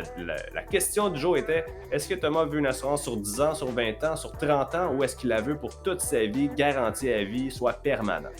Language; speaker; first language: French; native; French